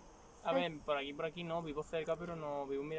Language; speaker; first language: Spanish; native; Spanish